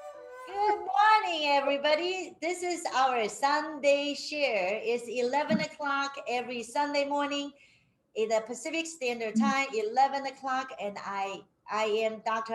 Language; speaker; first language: English; non-native, fluent; Chinese